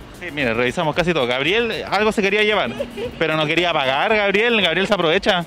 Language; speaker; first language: Spanish; native; Spanish